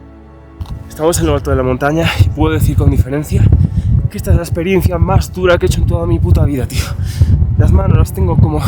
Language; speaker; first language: Spanish; native; Spanish